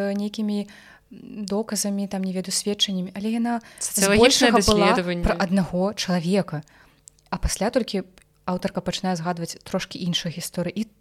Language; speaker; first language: Belarusian; non-native, local second language; Russian